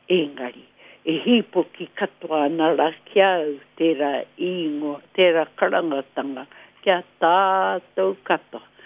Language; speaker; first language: Māori; native; Māori